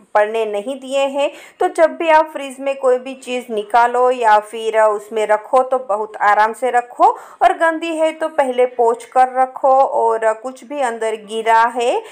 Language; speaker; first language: Hindi; non-native, local second language; Gujarati